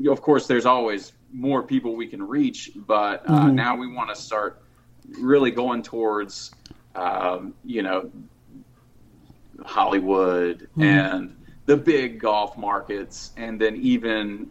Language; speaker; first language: English; native; English